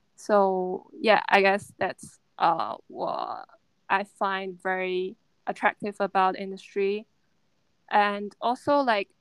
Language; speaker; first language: English; non-native, fluent; Chinese